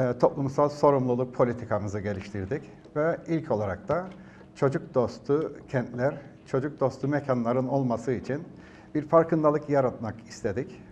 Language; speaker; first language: Turkish; early bilingual, heritage; Turkish